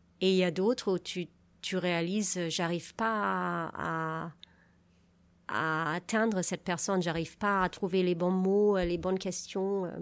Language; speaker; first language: French; non-native, fluent; German